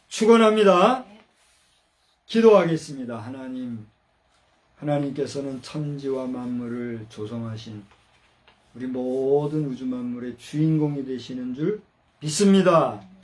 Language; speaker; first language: Korean; native; Korean